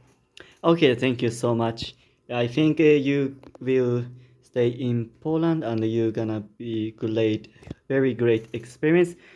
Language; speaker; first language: English; non-native, learner; Japanese